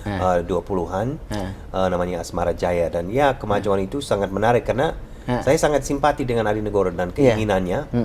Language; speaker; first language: Indonesian; non-native, fluent; English